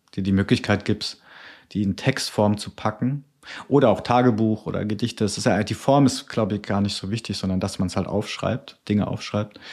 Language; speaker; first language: German; native; German